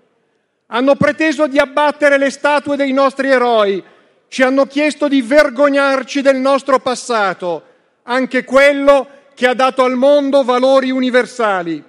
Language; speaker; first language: Italian; native; Italian